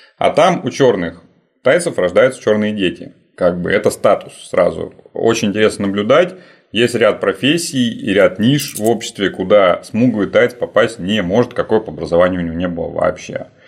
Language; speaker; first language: Russian; native; Russian